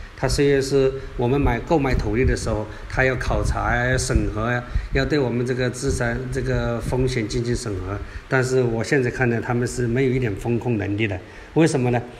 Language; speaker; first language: Chinese; native; Chinese